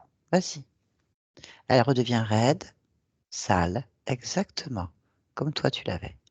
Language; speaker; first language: French; native; French